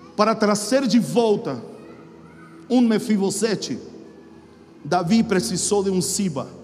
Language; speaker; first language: Portuguese; non-native, fluent; Spanish